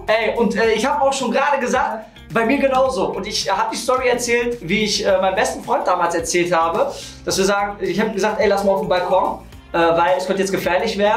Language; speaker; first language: German; native; German